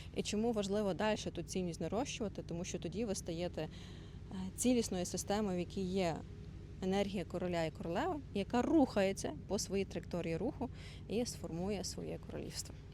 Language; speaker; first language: Ukrainian; non-native, local second language; Russian